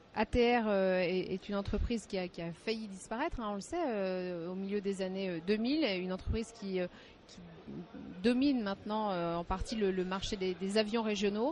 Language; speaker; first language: French; native; French